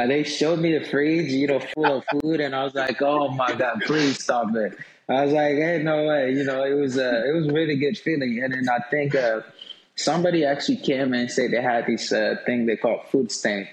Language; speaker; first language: English; non-native, local second language; Swahili